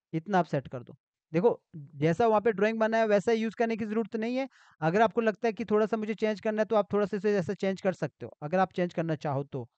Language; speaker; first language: Hindi; native; Hindi